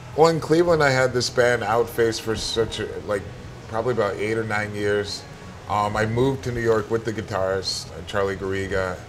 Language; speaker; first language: English; native; English